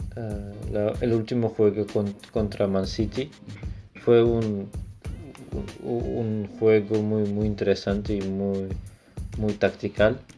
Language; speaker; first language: Spanish; non-native, learner; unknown